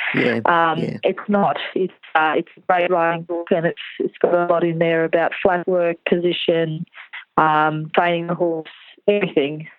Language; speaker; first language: English; native; English